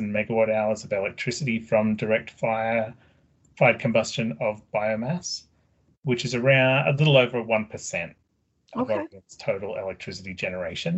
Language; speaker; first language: English; native; English